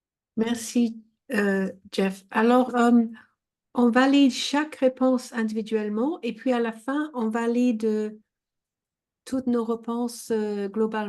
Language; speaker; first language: French; non-native, fluent; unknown